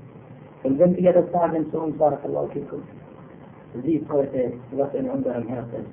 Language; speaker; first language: German; non-native, fluent; Arabic